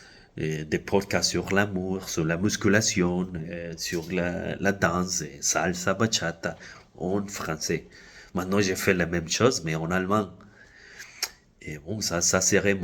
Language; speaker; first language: French; non-native, fluent; Spanish